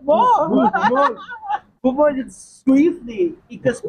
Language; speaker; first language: Norwegian; non-native, learner; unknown